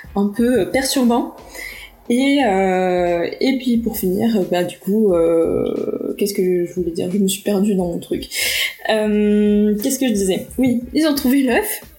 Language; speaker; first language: French; early bilingual, heritage; Portuguese